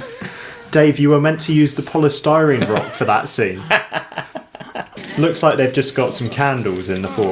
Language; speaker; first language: English; native; English